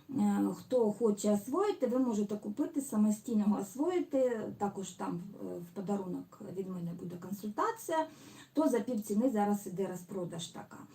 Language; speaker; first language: Ukrainian; non-native, local second language; Russian